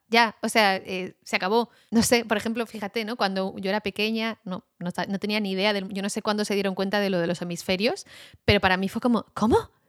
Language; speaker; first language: Spanish; native; Spanish